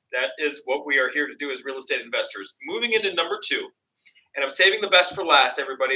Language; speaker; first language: English; native; English